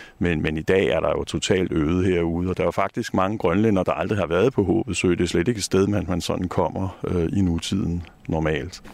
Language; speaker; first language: Danish; native; Danish